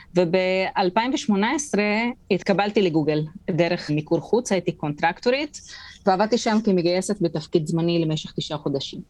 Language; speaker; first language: Hebrew; non-native, local second language; Arabic